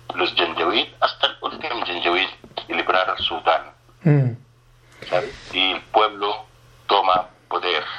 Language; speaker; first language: Spanish; non-native, fluent; Arabic